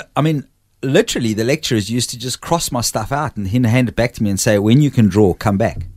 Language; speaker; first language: English; native; English